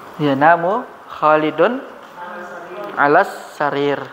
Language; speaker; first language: Arabic; non-native, fluent; Indonesian